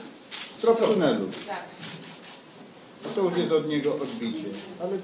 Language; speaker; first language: Polish; native; Polish